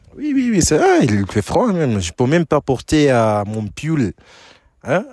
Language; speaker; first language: French; non-native, fluent; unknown